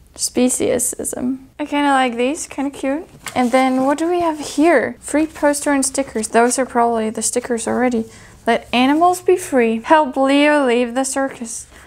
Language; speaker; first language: English; non-native, fluent; German